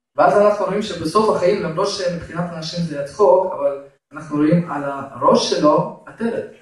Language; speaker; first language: Hebrew; non-native, fluent; Russian